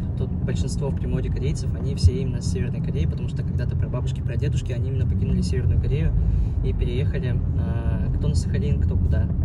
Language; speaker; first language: Russian; native; Russian